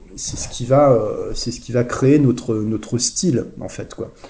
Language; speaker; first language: French; native; French